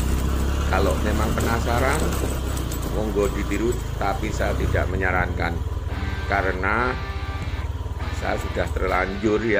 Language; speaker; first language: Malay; non-native, local second language; Javanese